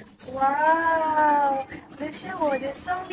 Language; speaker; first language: Chinese; non-native, learner; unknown